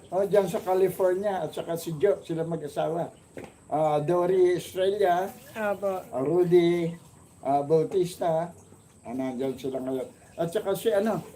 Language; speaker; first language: Filipino; non-native, local second language; Bikol